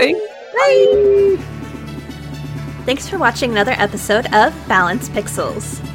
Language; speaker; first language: English; native; English